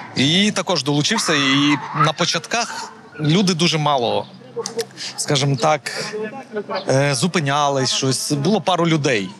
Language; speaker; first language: Ukrainian; native; Ukrainian